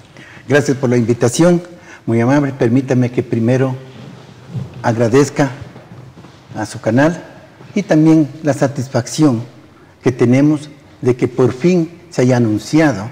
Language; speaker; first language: Spanish; native; Spanish